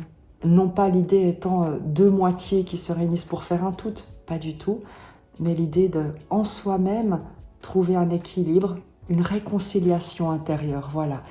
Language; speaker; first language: French; native; French